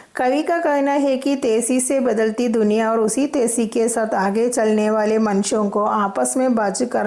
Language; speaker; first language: Hindi; non-native, local second language; Malayalam